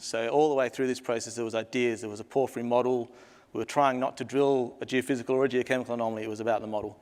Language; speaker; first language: English; native; English